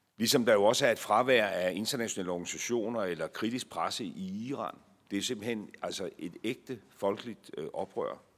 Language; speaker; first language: Danish; native; Danish